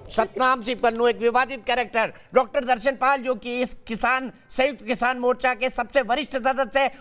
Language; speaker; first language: Hindi; native; Hindi